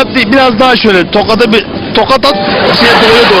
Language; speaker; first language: Turkish; native; Turkish